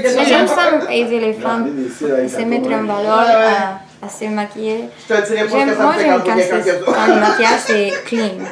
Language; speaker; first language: French; non-native, fluent; Spanish